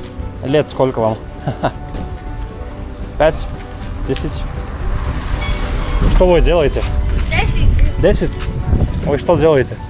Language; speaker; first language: Russian; non-native, learner; Lithuanian